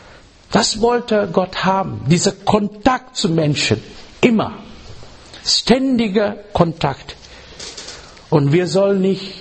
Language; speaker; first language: German; non-native, learner; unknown